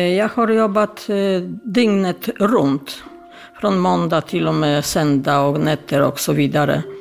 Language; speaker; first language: Swedish; non-native, fluent; Polish